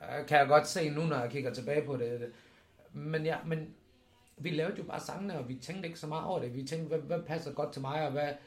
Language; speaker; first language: Danish; native; Danish